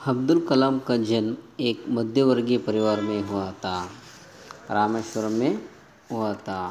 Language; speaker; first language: Hindi; non-native, local second language; Kannada